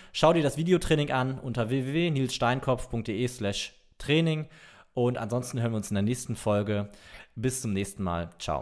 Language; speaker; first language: German; native; German